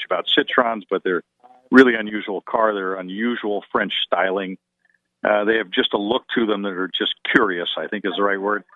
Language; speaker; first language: English; native; English